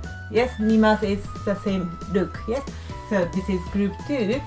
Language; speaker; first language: English; non-native, fluent; Japanese